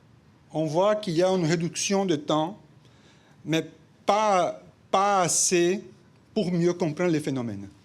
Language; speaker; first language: French; non-native, fluent; Portuguese